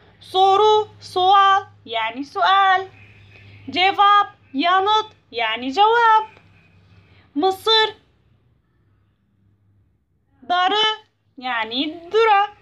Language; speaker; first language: Turkish; non-native, learner; Arabic